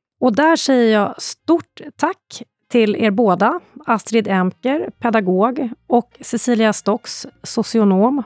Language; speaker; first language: Swedish; native; Swedish